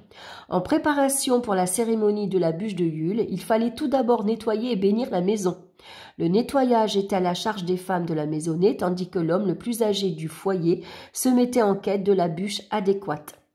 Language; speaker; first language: French; native; French